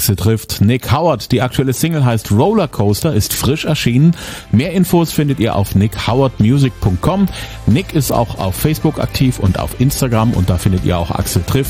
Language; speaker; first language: German; native; German